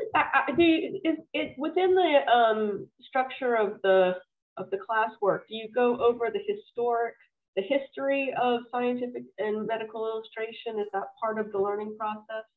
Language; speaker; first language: English; native; English